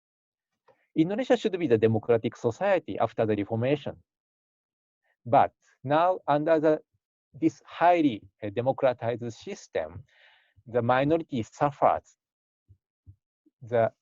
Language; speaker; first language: English; non-native, fluent; Japanese